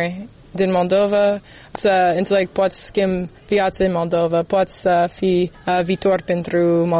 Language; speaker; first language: Romanian; non-native, learner; English